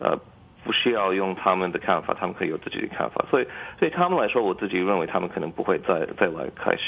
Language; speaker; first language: Chinese; early bilingual, heritage; English